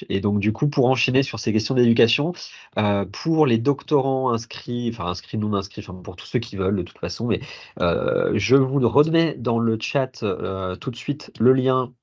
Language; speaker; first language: French; native; French